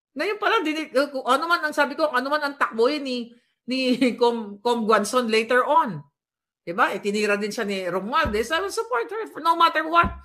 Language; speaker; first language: Filipino; non-native, local second language; Hiligaynon